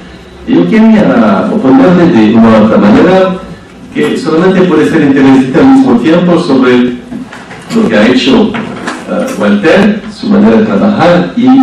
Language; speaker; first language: Spanish; non-native, fluent; French